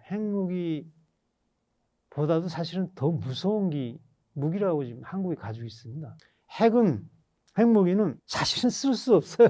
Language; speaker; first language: Korean; native; Korean